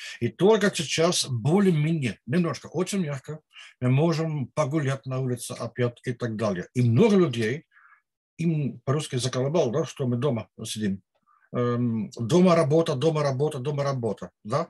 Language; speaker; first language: Russian; non-native, learner; Dutch